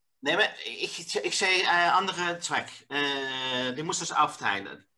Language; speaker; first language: German; non-native, learner; Dutch